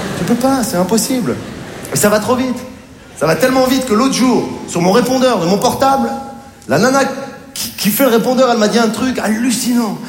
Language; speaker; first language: French; native; French